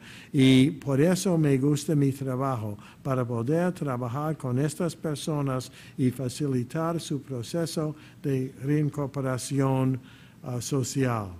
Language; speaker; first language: Spanish; non-native, fluent; English